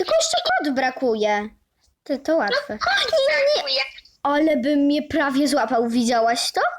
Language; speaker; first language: Polish; native; Polish